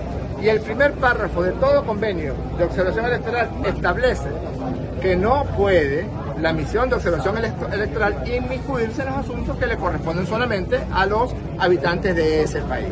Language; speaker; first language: Spanish; native; Spanish